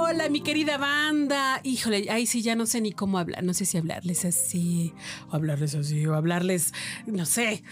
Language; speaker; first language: Spanish; native; Spanish